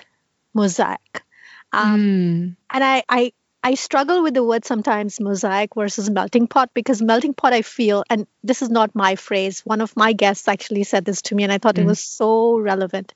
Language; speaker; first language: English; non-native, local second language; Tamil